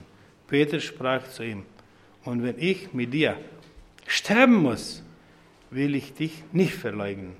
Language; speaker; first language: German; non-native, fluent; Croatian